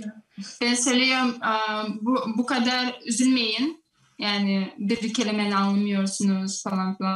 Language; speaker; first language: Turkish; non-native, learner; Russian